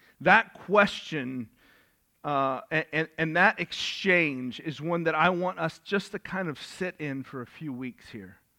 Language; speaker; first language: English; native; English